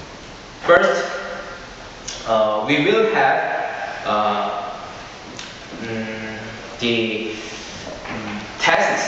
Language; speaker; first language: English; non-native, learner; Korean